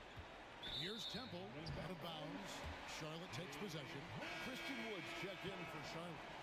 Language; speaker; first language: English; native; English